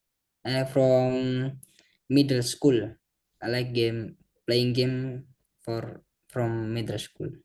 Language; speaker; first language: English; non-native, learner; Indonesian